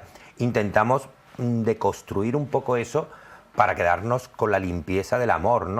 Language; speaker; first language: Spanish; native; Spanish